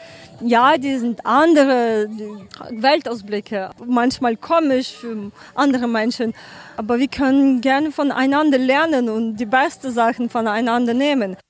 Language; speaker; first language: German; non-native, learner; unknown